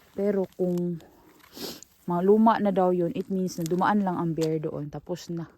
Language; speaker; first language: Filipino; non-native, local second language; Cebuano